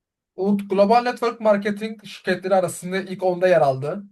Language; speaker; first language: Turkish; native; Turkish